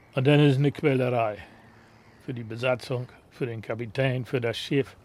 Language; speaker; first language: German; native; German